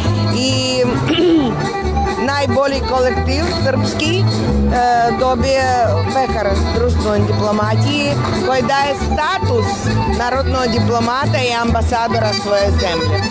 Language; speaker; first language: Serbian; non-native, fluent; Russian